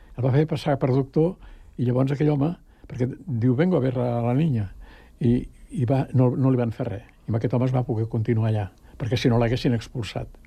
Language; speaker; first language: Catalan; native; Catalan